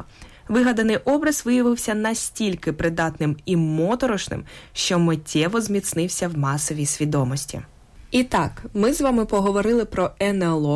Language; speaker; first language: Ukrainian; native; Ukrainian